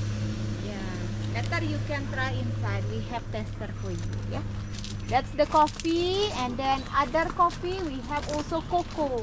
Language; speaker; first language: English; non-native, learner; Balinese